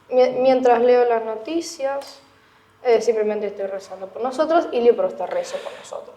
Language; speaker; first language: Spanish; non-native, fluent; Russian